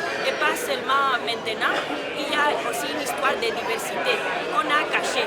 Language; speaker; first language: French; non-native, fluent; Spanish